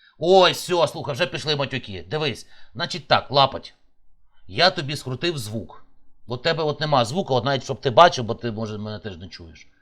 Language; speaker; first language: Ukrainian; native; Ukrainian